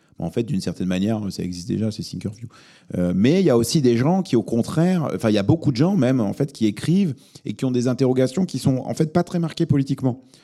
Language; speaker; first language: French; native; French